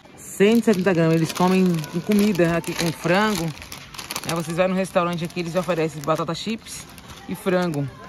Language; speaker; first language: Portuguese; native; Portuguese